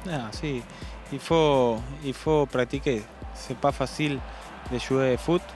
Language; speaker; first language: French; non-native, learner; Spanish